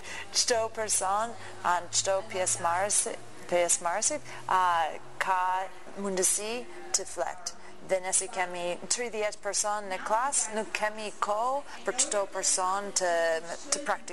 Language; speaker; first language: Albanian; non-native, learner; English